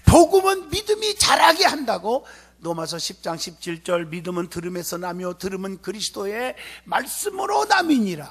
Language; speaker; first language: Korean; native; Korean